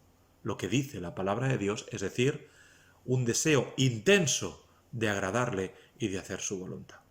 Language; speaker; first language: Spanish; native; Spanish